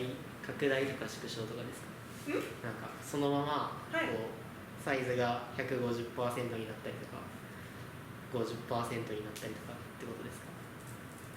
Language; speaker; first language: Japanese; native; Japanese